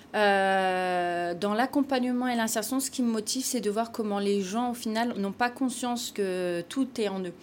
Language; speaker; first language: French; native; French